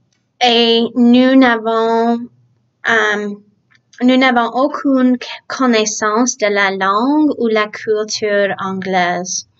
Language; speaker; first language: French; early bilingual, other home language; Czech